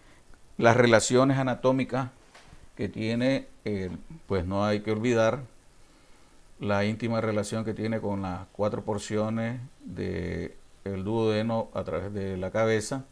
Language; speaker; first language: Spanish; native; Spanish